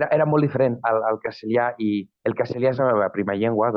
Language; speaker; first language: Catalan; non-native, fluent; Spanish